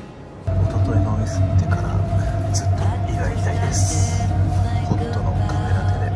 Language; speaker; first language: Japanese; native; Japanese